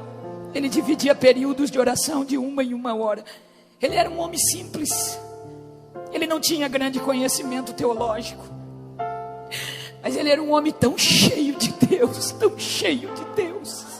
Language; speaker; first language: Portuguese; native; Portuguese